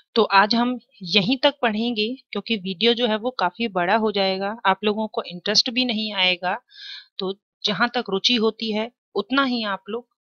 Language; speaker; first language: Hindi; native; Hindi